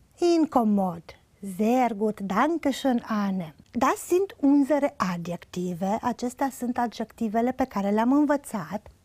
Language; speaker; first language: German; non-native, fluent; Romanian